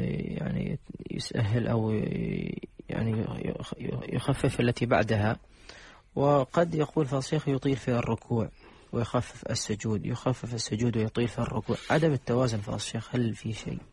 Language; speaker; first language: Arabic; native; Arabic